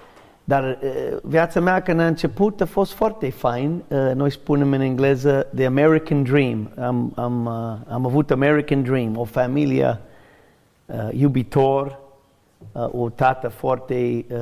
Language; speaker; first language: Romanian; non-native, learner; English